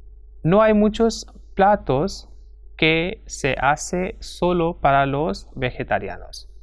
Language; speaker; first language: Spanish; non-native, fluent; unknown